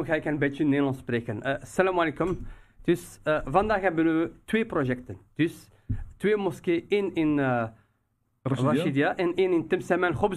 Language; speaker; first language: Dutch; non-native, fluent; Riffian